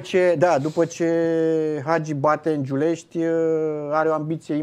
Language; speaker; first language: Romanian; native; Romanian